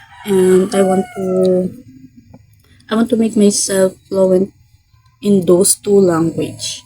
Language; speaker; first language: English; non-native, learner; Filipino